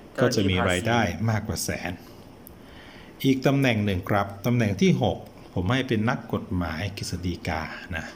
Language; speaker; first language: Thai; native; Thai